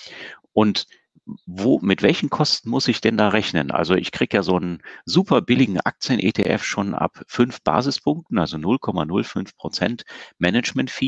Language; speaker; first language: German; native; German